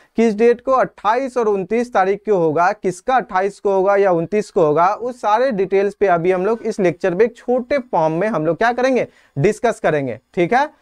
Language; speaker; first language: Hindi; native; Hindi